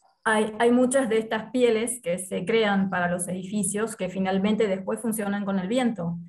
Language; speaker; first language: Spanish; native; Spanish